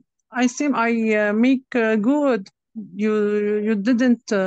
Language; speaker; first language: English; non-native, learner; Arabic